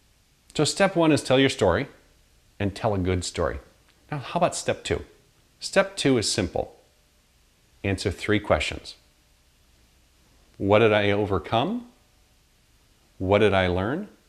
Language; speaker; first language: English; native; English